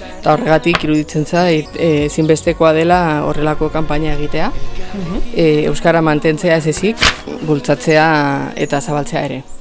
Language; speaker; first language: Basque; non-native, learner; Catalan